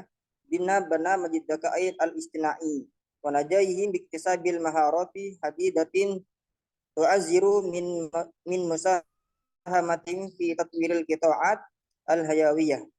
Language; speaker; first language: Arabic; non-native, learner; Indonesian